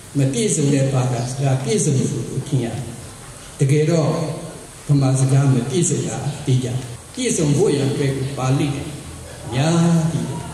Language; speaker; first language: Burmese; non-native, local second language; S'gaw Karen